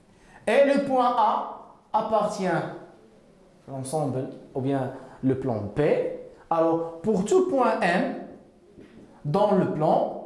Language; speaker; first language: French; non-native, local second language; Arabic